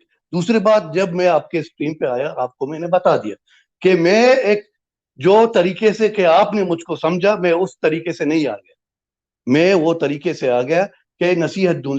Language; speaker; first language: Hindi; non-native, fluent; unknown